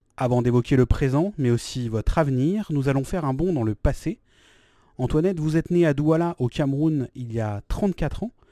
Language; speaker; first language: French; native; French